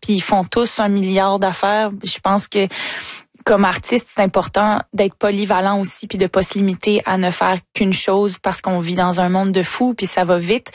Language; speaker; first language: French; native; French